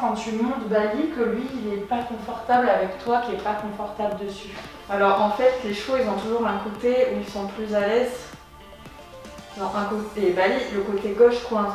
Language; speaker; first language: French; native; French